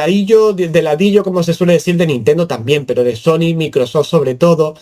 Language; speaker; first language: Spanish; native; Spanish